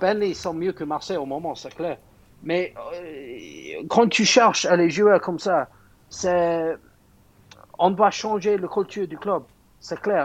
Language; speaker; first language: French; non-native, fluent; English